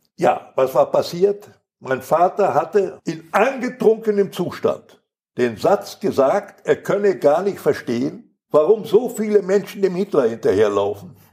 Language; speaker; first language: German; native; German